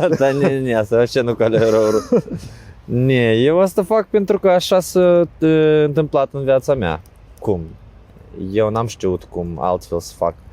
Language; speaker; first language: Romanian; non-native, learner; Ukrainian